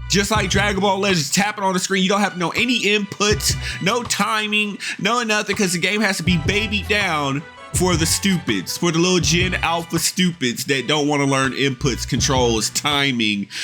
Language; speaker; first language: English; native; English